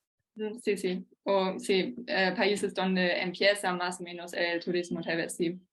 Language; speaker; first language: Spanish; non-native, fluent; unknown